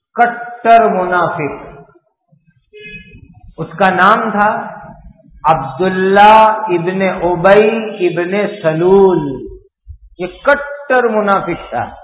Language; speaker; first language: Urdu; native; Urdu